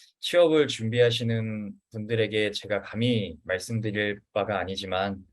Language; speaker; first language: Korean; native; Korean